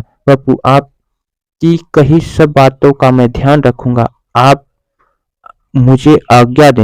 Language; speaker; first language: Hindi; native; Hindi